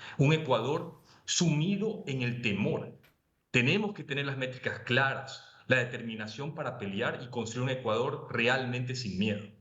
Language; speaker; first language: Spanish; native; Spanish